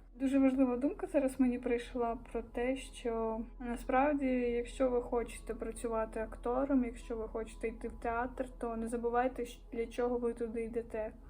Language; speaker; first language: Ukrainian; native; Ukrainian